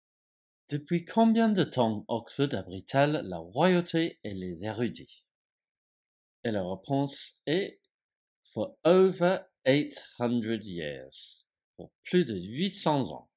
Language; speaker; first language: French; non-native, fluent; English